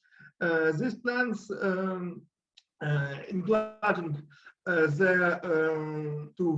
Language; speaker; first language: English; non-native, learner; Russian